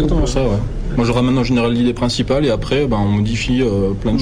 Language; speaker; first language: French; native; French